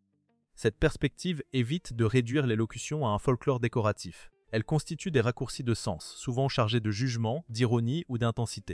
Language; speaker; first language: French; native; French